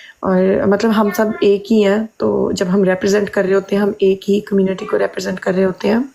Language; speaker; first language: Urdu; early bilingual, heritage; Urdu